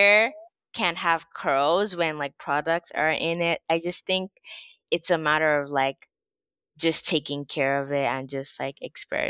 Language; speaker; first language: English; non-native, local second language; Yoruba